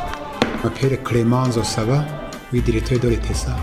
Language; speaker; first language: French; non-native, local second language; Rundi